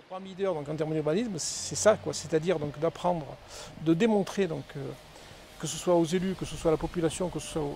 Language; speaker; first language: French; native; French